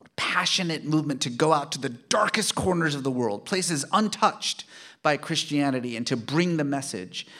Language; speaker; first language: English; early bilingual, other home language; Persian